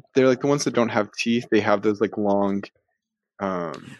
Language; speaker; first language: English; native; English